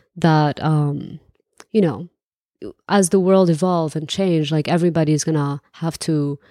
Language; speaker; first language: English; non-native, fluent; Arabic